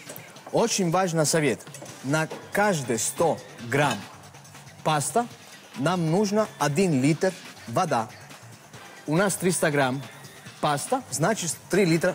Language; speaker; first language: Russian; non-native, fluent; Italian